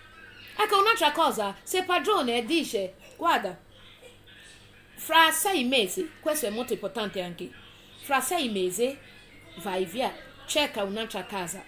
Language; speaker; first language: Italian; non-native, fluent; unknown